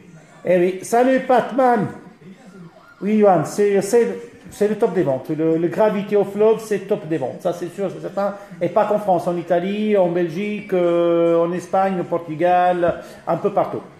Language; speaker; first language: French; early bilingual, other home language; Italian